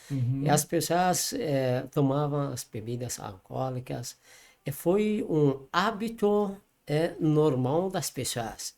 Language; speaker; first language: Portuguese; non-native, learner; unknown